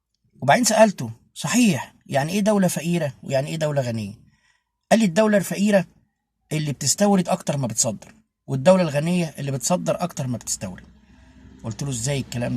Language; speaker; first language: Arabic; native; Arabic